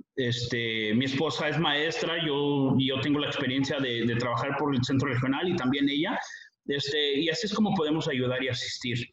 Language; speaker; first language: Spanish; early bilingual, heritage; Spanish